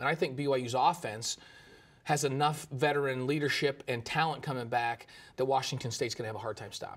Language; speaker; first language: English; native; English